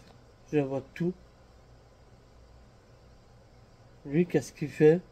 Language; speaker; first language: French; native; French